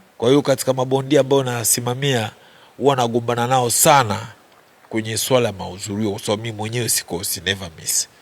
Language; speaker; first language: Swahili; native; Swahili